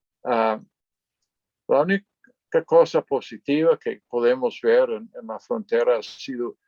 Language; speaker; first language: Spanish; non-native, fluent; English